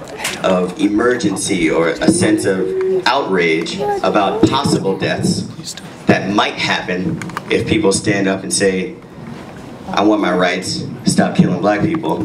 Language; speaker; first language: English; native; English